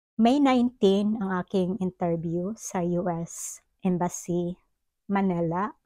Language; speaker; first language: Filipino; non-native, local second language; Cebuano